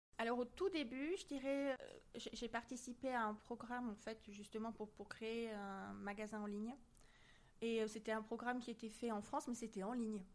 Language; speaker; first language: French; native; French